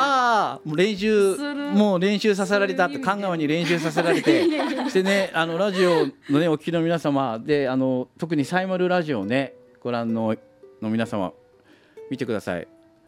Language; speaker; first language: Japanese; native; Japanese